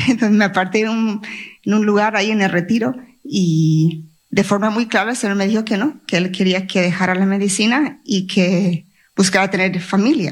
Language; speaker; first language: Spanish; native; Spanish